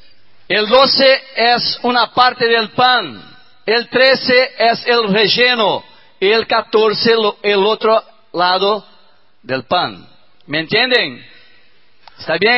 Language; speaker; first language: Spanish; non-native, learner; Portuguese